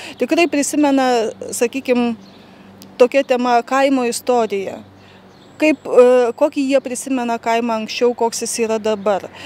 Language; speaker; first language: Lithuanian; native; Lithuanian